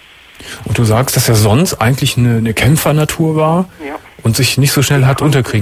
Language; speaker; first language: German; native; German